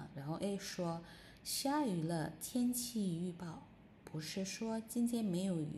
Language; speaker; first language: Chinese; non-native, fluent; Indonesian